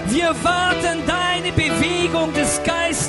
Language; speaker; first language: German; non-native, fluent; Russian